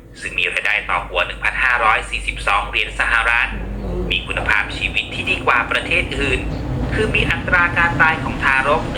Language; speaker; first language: Thai; native; Thai